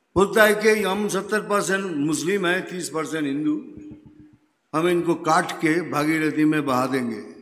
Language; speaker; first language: Hindi; non-native, local second language; Bangla